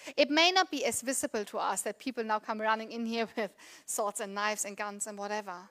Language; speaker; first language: English; non-native, fluent; German